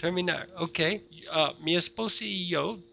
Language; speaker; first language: Spanish; non-native, fluent; English